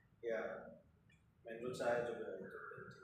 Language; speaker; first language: Indonesian; non-native, fluent; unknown